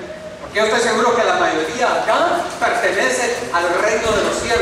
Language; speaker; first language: Spanish; native; Spanish